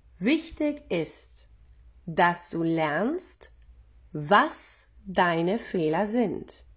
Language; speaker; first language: German; native; German